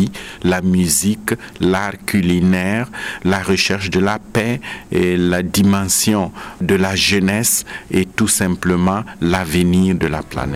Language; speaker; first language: French; non-native, local second language; Mossi